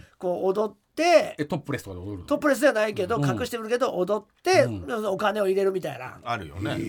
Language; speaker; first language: Japanese; native; Japanese